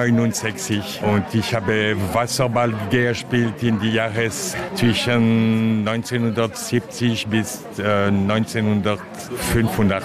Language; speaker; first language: German; non-native, local second language; French